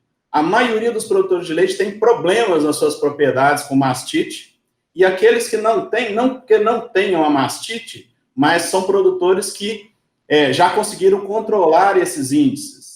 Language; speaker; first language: Portuguese; native; Portuguese